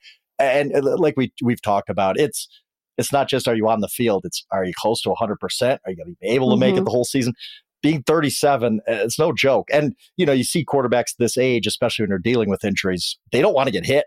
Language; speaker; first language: English; native; English